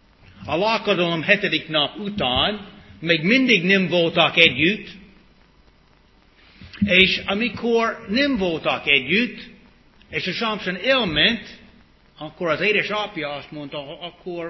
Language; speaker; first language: Hungarian; early bilingual, heritage; English